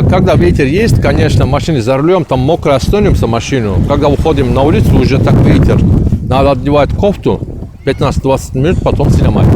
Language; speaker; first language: Russian; non-native, learner; Turkish